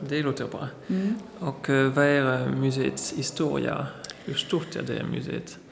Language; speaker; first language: Swedish; non-native, fluent; French